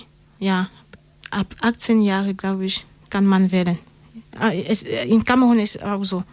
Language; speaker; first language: German; non-native, learner; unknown